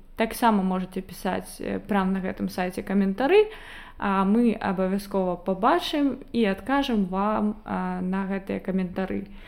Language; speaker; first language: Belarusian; non-native, local second language; Russian